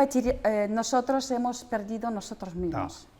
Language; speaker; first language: Spanish; non-native, learner; Russian